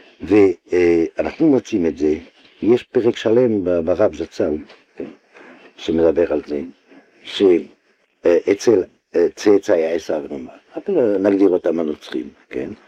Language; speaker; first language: Hebrew; non-native, fluent; French